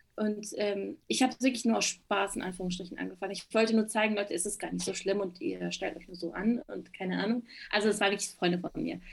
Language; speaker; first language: German; early bilingual, other home language; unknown